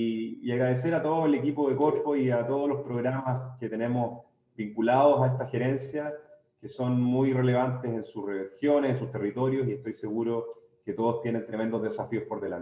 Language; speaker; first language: Spanish; native; Spanish